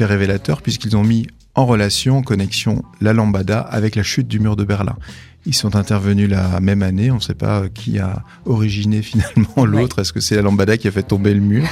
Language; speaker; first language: French; native; French